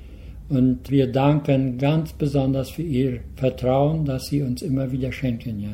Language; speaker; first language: German; early bilingual, heritage; Low German